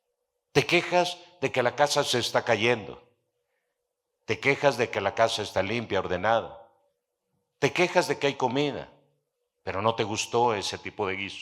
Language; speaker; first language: Spanish; native; Spanish